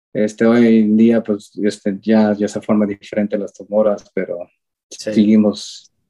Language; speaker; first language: Spanish; early bilingual, heritage; Spanish